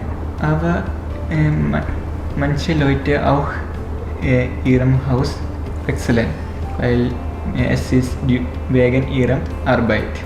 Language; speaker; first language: German; non-native, learner; Malayalam